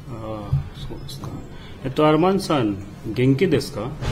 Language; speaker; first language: Japanese; non-native, learner; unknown